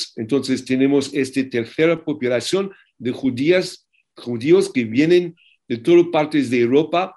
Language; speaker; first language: Spanish; non-native, fluent; English